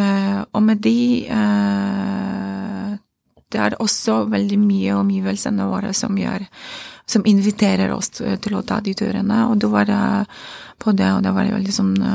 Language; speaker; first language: Norwegian; non-native, fluent; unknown